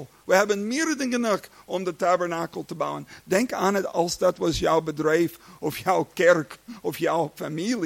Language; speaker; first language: Dutch; non-native, learner; English